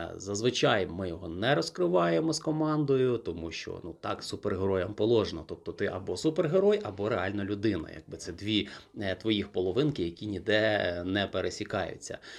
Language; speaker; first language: Ukrainian; native; Ukrainian